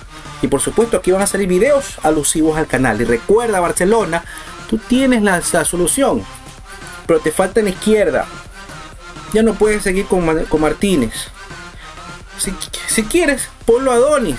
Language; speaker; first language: Spanish; native; Spanish